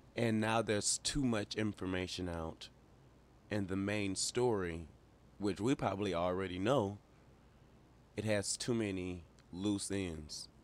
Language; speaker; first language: English; native; English